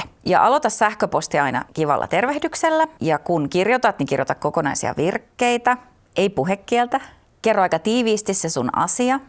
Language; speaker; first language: Finnish; native; Finnish